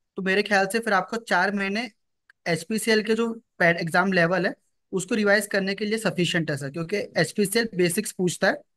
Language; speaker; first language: Hindi; native; Hindi